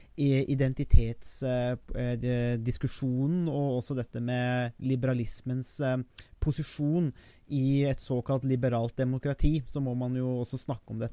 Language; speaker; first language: Norwegian; native; Norwegian